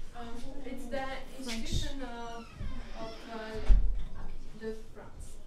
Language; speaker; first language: English; non-native, learner; French